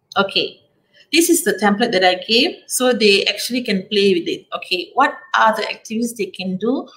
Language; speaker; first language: English; non-native, local second language; Tamil